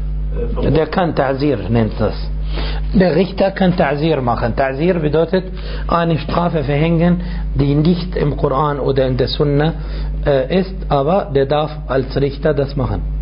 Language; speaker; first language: German; non-native, fluent; Arabic